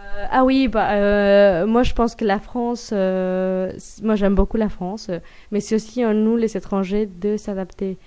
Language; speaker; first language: French; non-native, fluent; Spanish